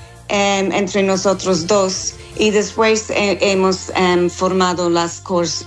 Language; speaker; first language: Spanish; non-native, fluent; English